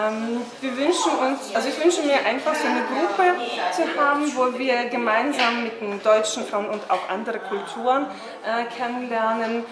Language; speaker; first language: German; non-native, fluent; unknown